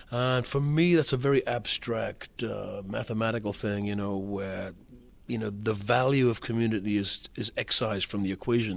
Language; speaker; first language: English; native; English